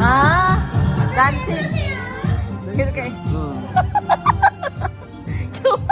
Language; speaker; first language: Korean; non-native, learner; Filipino